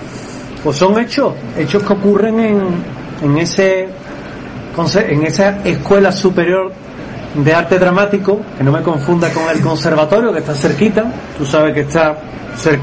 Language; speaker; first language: Spanish; native; Spanish